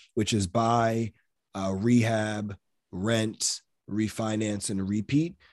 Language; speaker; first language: English; native; English